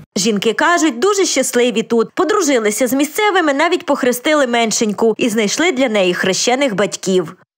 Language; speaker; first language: Ukrainian; native; Ukrainian